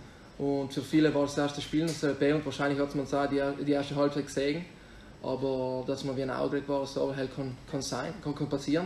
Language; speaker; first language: German; non-native, local second language; Italian